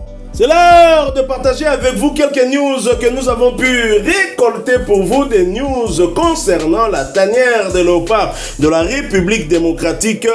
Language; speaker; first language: French; non-native, local second language; Lingala